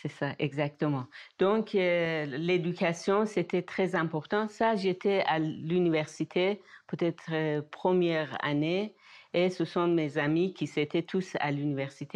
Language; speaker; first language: French; non-native, fluent; Persian